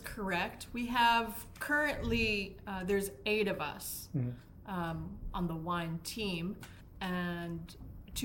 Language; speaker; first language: English; native; English